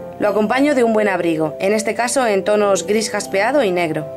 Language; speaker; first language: Spanish; native; Spanish